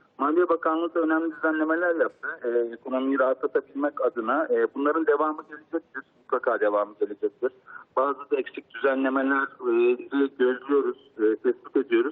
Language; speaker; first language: Turkish; native; Turkish